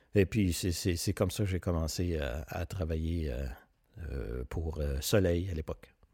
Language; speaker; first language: French; native; French